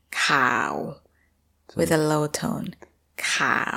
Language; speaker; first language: English; non-native, fluent; Thai